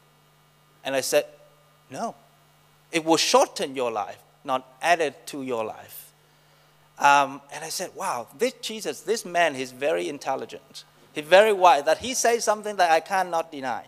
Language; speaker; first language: English; non-native, fluent; Vietnamese